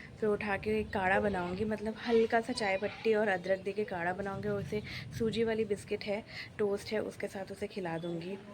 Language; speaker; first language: Hindi; non-native, local second language; Bangla